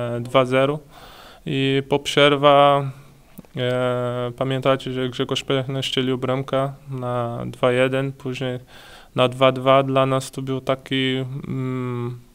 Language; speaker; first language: Polish; non-native, learner; Portuguese